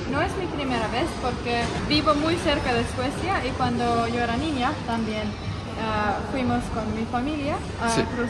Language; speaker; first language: Spanish; non-native, learner; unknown